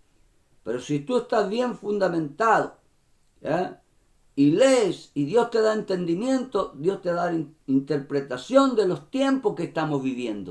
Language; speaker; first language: Spanish; native; Spanish